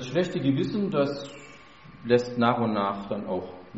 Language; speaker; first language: German; native; German